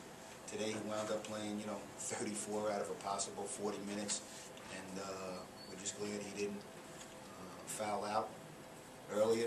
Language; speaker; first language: English; native; English